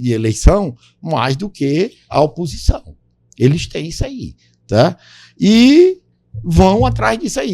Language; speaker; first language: Portuguese; native; Portuguese